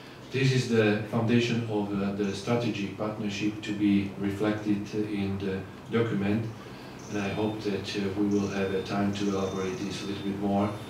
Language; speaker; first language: English; non-native, fluent; Slovak